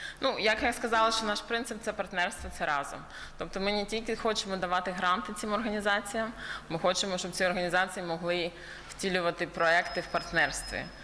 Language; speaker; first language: Ukrainian; early bilingual, heritage; Ukrainian